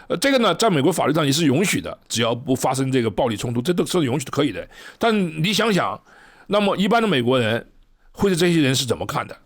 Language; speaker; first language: Chinese; native; Chinese